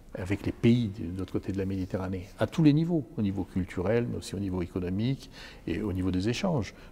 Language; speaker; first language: French; native; French